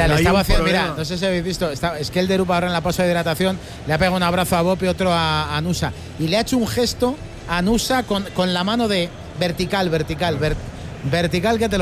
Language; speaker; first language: Spanish; native; Spanish